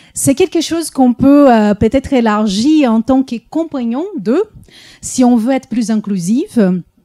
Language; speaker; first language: French; early bilingual, heritage; French